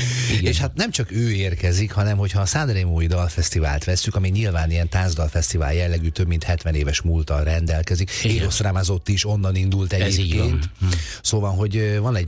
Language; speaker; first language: Hungarian; native; Hungarian